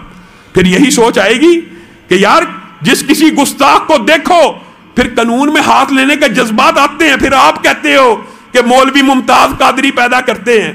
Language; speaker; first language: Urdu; non-native, local second language; Punjabi